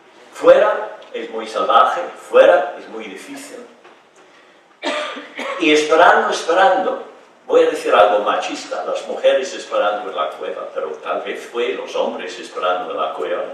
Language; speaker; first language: Spanish; non-native, fluent; English